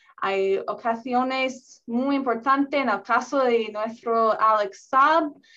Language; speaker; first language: Spanish; non-native, learner; English